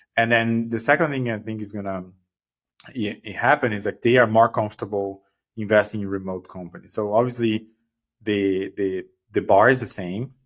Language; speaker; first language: English; non-native, fluent; Portuguese